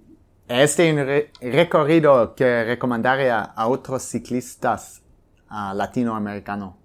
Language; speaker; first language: Spanish; non-native, learner; English